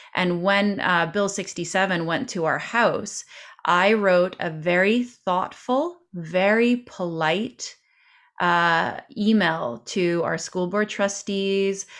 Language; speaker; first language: English; native; English